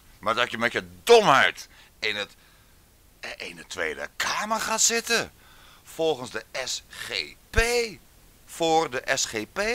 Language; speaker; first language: Dutch; native; Dutch